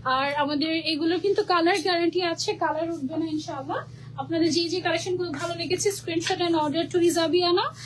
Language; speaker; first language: Bangla; native; Bangla